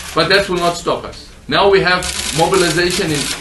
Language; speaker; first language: English; non-native, fluent; Georgian